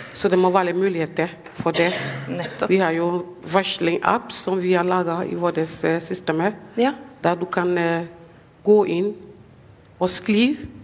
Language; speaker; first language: Norwegian; non-native, fluent; English